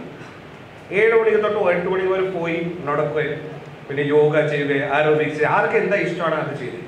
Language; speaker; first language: Malayalam; non-native, learner; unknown